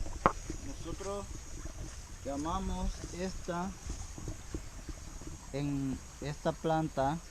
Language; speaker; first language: Spanish; non-native, local second language; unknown